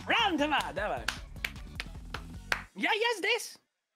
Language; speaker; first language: Russian; non-native, learner; English